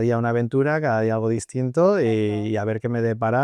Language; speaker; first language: Spanish; native; Spanish